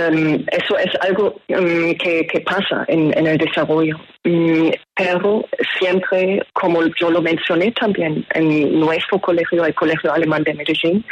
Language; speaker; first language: Spanish; non-native, fluent; German